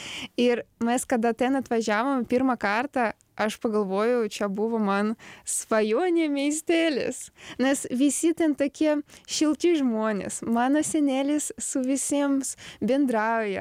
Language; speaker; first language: Lithuanian; non-native, learner; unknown